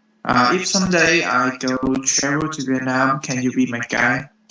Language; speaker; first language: English; non-native, learner; Vietnamese